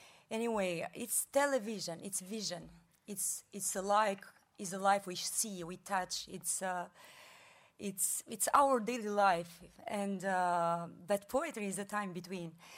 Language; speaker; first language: English; non-native, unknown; Albanian